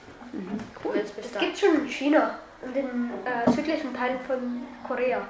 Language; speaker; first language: German; early bilingual, other home language; Bulgarian